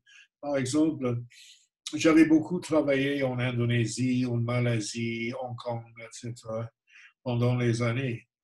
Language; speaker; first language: French; non-native, fluent; English